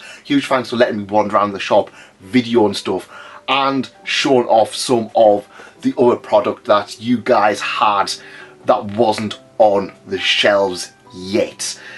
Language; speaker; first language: English; native; English